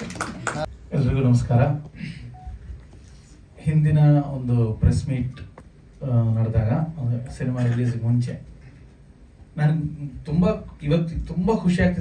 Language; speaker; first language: Kannada; native; Kannada